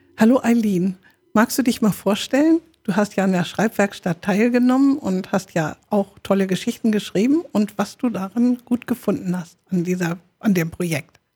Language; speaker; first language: German; native; German